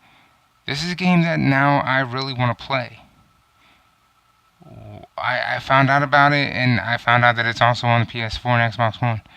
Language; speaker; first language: English; native; English